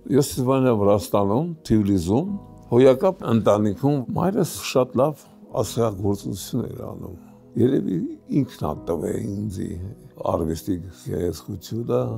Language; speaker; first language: Armenian; early bilingual, heritage; Armenian